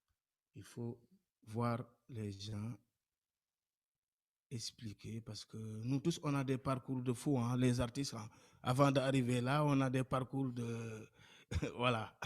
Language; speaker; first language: French; non-native, local second language; Wolof